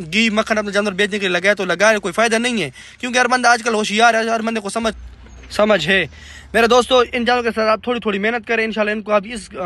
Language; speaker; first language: Urdu; non-native, local second language; Punjabi